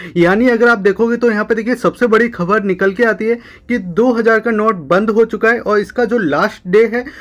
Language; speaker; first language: Hindi; native; Hindi